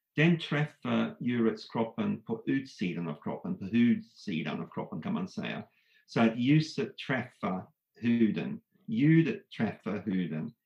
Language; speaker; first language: Swedish; non-native, fluent; English